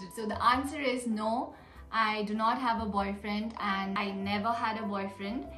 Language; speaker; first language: English; non-native, local second language; Nepali